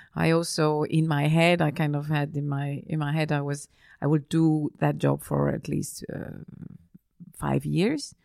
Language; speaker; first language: English; non-native, fluent; German